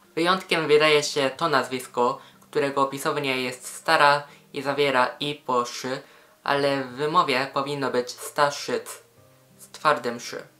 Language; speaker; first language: Polish; non-native, fluent; Japanese